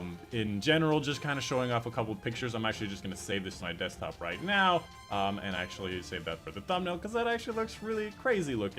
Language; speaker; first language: English; native; English